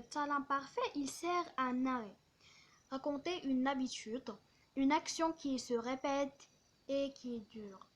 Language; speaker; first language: French; non-native, local second language; Arabic